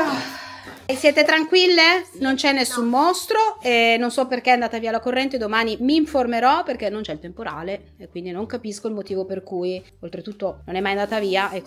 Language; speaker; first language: Italian; native; Italian